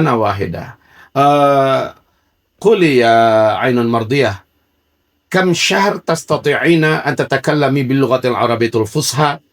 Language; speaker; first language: Arabic; non-native, fluent; Indonesian